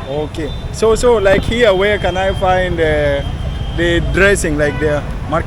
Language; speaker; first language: English; non-native, fluent; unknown